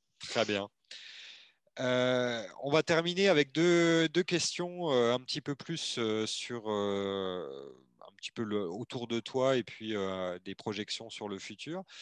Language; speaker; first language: French; native; French